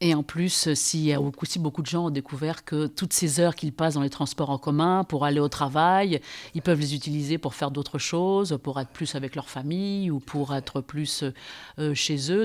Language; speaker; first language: French; native; French